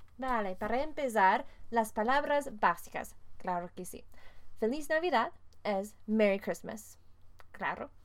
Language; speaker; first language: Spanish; non-native, fluent; English